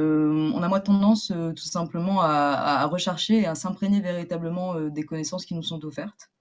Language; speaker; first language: French; native; French